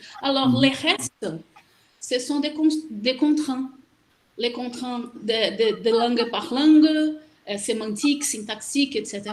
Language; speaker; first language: French; non-native, learner; Portuguese